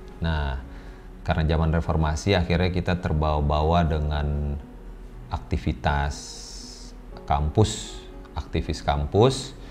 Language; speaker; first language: Indonesian; non-native, local second language; Minangkabau